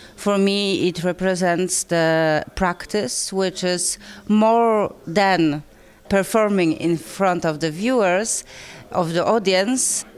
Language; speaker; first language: English; non-native, fluent; Polish